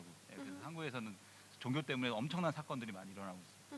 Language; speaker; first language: Korean; native; Korean